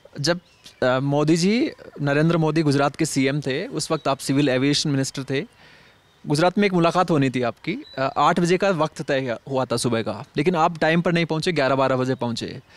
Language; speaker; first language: Hindi; native; Hindi